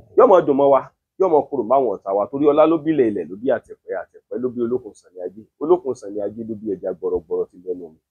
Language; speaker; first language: Yoruba; native; Yoruba